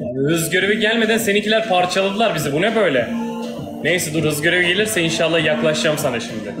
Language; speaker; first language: Turkish; native; Turkish